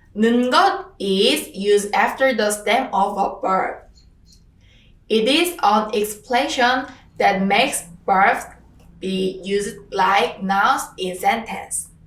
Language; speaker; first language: English; non-native, fluent; Korean